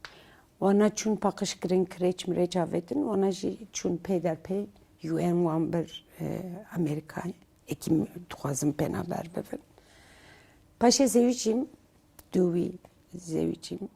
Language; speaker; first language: Kurdish; non-native, local second language; Turkish